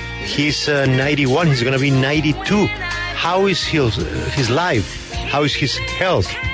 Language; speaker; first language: English; non-native, fluent; Spanish